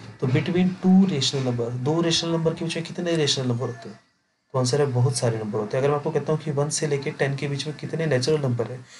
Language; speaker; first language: Hindi; native; Hindi